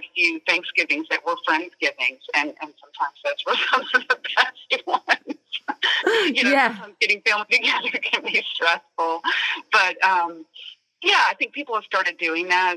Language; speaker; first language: English; native; English